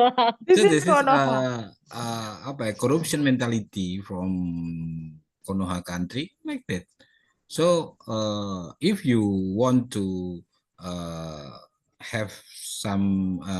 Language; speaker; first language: English; non-native, learner; Indonesian